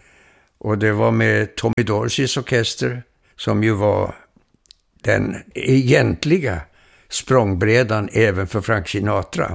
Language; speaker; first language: Swedish; early bilingual, heritage; Swedish